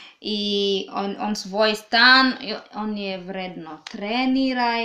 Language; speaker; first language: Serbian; non-native, learner; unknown